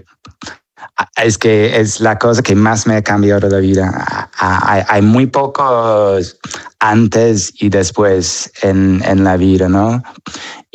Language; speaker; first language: Spanish; non-native, fluent; English